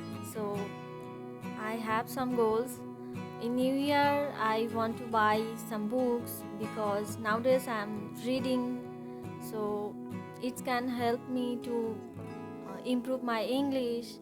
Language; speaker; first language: English; non-native, learner; Bangla